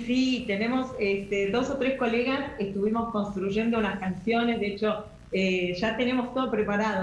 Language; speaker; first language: Spanish; native; Spanish